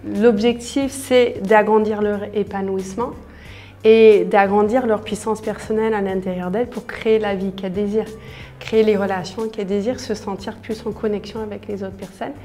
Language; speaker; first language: French; non-native, fluent; English